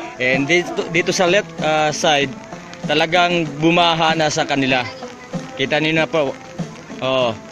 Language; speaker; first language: Filipino; non-native, local second language; Maranao